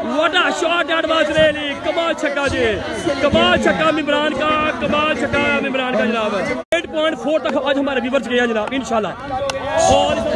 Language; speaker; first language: Urdu; non-native, local second language; Punjabi